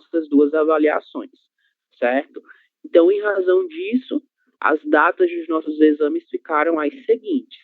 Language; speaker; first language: Portuguese; native; Portuguese